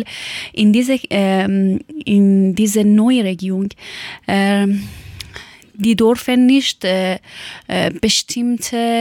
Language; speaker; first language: German; non-native, learner; Persian